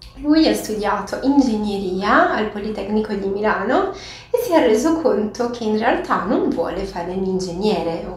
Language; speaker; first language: Italian; non-native, fluent; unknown